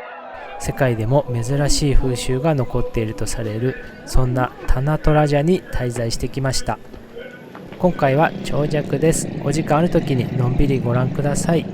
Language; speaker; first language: Japanese; native; Japanese